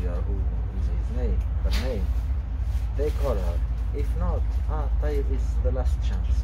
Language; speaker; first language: English; non-native, learner; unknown